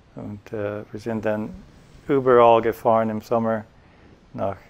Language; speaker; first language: German; non-native, fluent; English